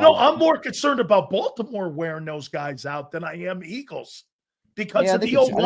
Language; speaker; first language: English; native; English